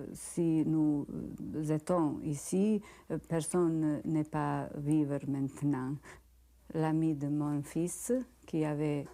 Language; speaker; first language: French; non-native, learner; Bosnian